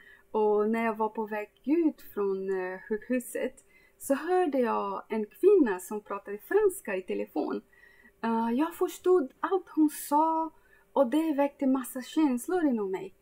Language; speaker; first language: Swedish; non-native, fluent; Portuguese